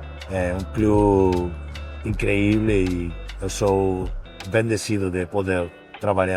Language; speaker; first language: Portuguese; non-native, fluent; Spanish